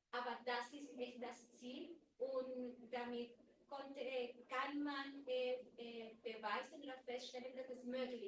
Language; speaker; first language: German; non-native, fluent; Spanish